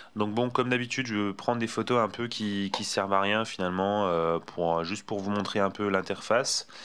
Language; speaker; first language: French; native; French